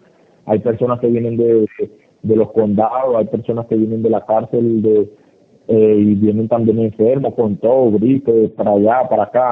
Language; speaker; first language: Spanish; native; Spanish